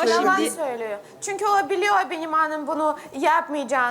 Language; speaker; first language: Turkish; non-native, learner; Russian